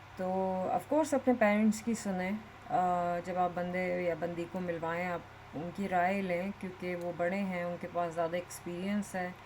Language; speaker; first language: Urdu; native; Urdu